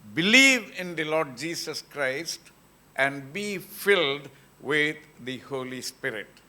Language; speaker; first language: English; non-native, local second language; Tamil